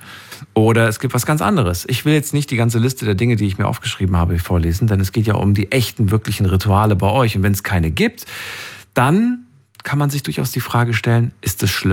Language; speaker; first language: German; native; German